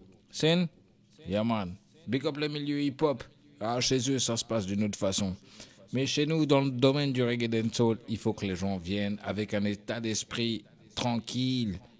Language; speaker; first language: French; native; French